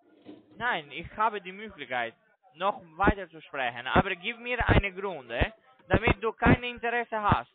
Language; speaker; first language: German; non-native, learner; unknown